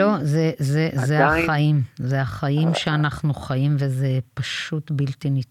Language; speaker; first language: Hebrew; native; Hebrew